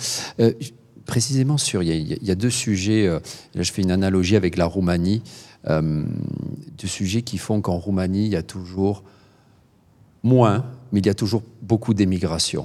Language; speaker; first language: French; native; French